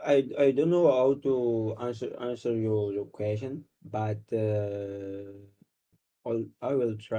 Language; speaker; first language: English; non-native, learner; Portuguese